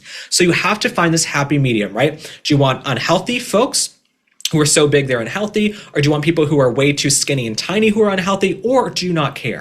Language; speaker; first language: English; native; English